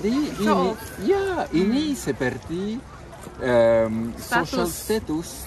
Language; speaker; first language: Indonesian; non-native, fluent; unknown